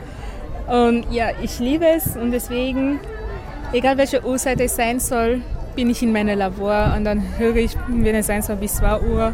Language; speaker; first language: German; non-native, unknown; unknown